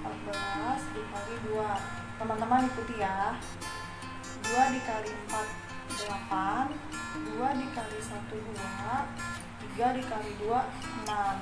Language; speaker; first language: Indonesian; native; Indonesian